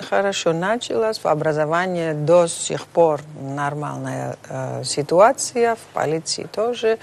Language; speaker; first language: Russian; non-native, fluent; Dutch